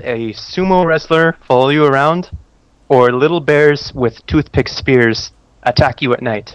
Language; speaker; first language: English; non-native, fluent; Spanish